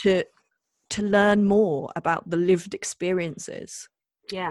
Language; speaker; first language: English; native; English